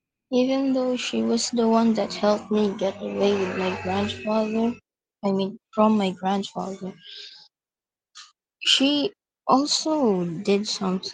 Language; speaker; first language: English; non-native, local second language; Filipino